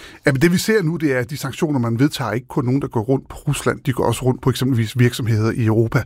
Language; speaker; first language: Danish; native; Danish